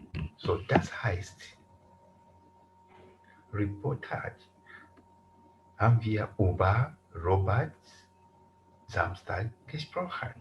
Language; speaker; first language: German; non-native, fluent; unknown